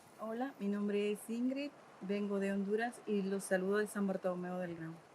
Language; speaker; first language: Spanish; native; Spanish